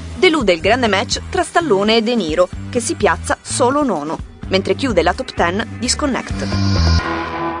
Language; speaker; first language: Italian; native; Italian